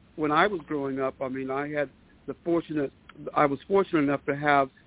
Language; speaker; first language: English; native; English